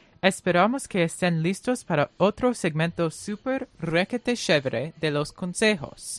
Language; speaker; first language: Spanish; non-native, learner; English